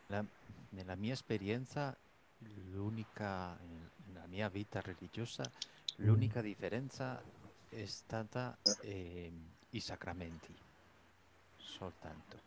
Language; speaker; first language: Italian; non-native, fluent; Spanish